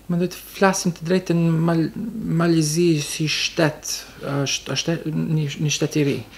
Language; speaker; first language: Albanian; early bilingual, heritage; Albanian